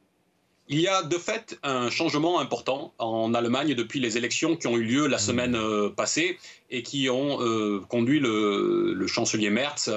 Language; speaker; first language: French; native; French